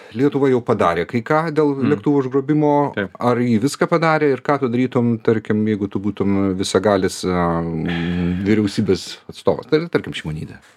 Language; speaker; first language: Lithuanian; native; Lithuanian